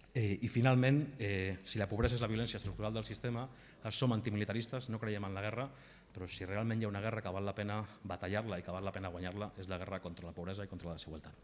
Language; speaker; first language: Catalan; non-native, local second language; Spanish